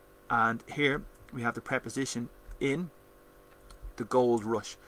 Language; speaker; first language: English; native; English